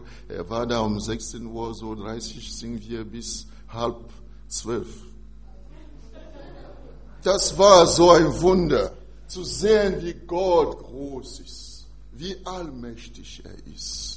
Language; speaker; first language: German; non-native, fluent; French